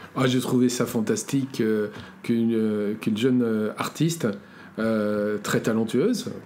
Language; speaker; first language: French; native; French